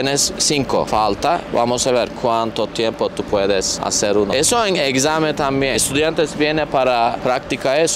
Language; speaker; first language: Spanish; non-native, learner; Turkish